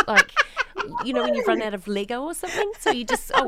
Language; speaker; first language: English; native; English